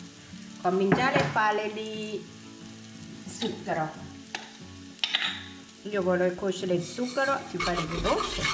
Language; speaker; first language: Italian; non-native, learner; Thai